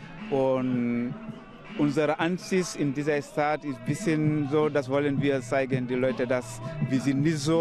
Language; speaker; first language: German; non-native, learner; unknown